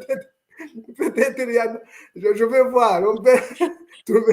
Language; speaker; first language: French; non-native, local second language; Kinyarwanda